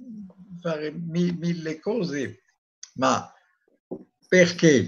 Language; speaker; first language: Italian; non-native, fluent; French